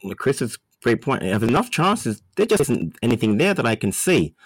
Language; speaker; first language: English; native; English